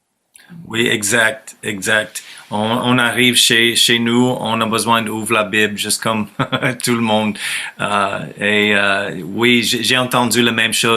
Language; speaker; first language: French; non-native, fluent; English